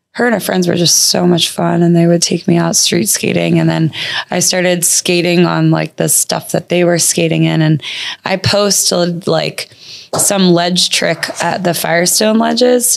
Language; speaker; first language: English; native; English